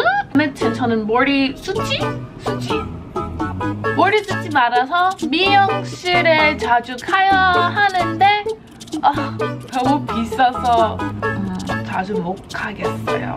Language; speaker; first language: Korean; non-native, learner; English